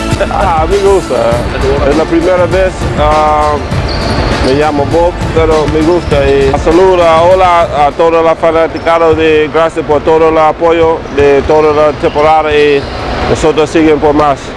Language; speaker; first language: Spanish; non-native, learner; English